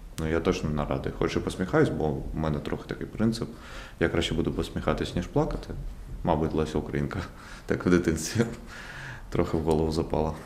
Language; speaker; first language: Ukrainian; non-native, local second language; Russian